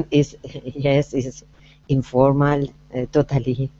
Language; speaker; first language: English; non-native, learner; Spanish